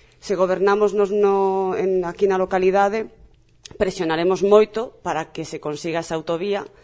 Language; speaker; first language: Galician; non-native, local second language; Spanish